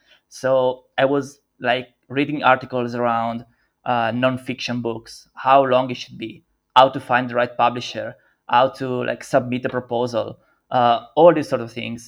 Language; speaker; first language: English; non-native, fluent; Italian